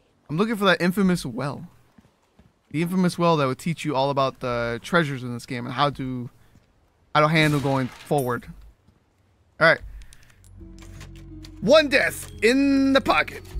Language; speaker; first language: English; native; English